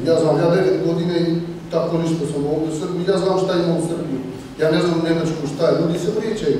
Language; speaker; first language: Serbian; non-native, learner; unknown